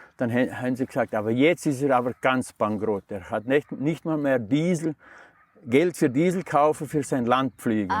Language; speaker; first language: German; early bilingual, heritage; German